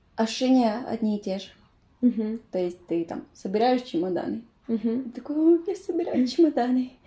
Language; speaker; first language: Russian; non-native, fluent; Spanish